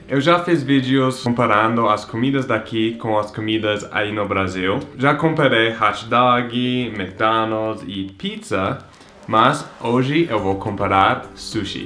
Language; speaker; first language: Portuguese; non-native, fluent; English